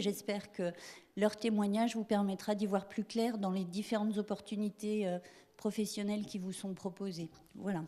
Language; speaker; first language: French; native; French